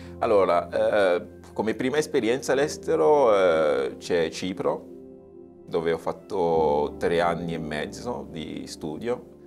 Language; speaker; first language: Italian; non-native, fluent; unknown